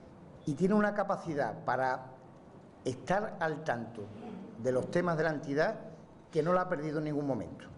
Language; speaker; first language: Spanish; native; Spanish